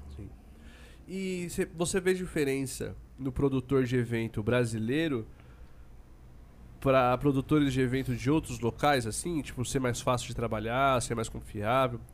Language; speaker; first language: Portuguese; native; Portuguese